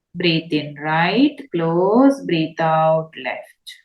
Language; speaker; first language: English; non-native, local second language; Telugu